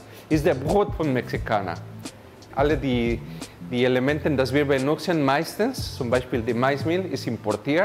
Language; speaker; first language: German; non-native, fluent; Spanish